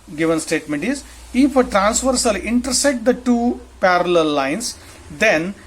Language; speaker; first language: English; non-native, local second language; Marathi